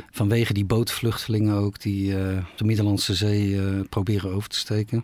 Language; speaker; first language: Dutch; native; Dutch